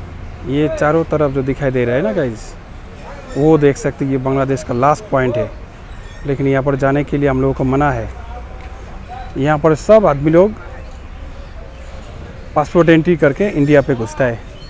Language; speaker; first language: Hindi; non-native, local second language; Bangla